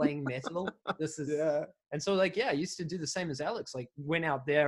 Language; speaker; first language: English; native; English